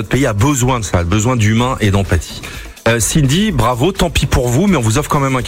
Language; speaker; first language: French; native; French